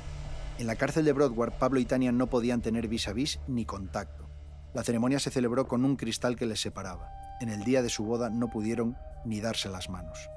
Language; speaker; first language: Spanish; native; Spanish